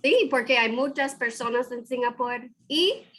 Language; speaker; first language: Spanish; non-native, fluent; English